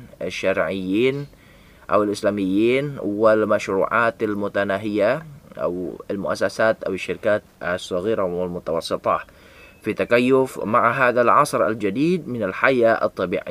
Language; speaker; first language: Arabic; non-native, fluent; Indonesian